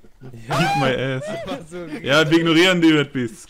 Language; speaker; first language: German; native; German